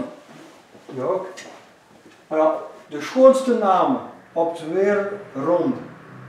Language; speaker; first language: Dutch; non-native, local second language; French